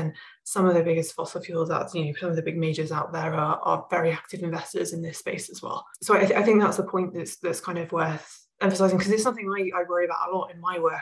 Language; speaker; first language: English; native; English